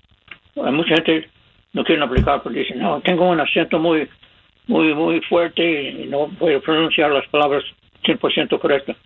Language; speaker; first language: Spanish; non-native, fluent; English